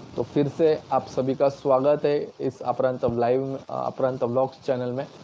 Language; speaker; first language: Hindi; non-native, local second language; Marathi